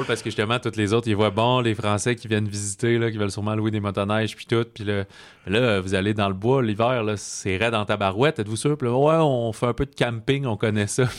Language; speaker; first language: French; native; French